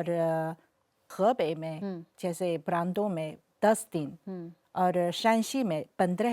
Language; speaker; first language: Hindi; non-native, fluent; Chinese